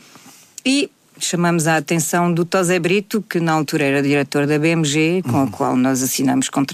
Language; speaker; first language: Portuguese; native; Portuguese